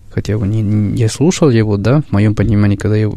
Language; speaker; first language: Russian; non-native, fluent; Spanish